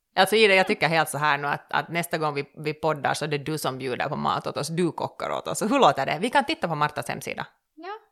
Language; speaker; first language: Swedish; native; Swedish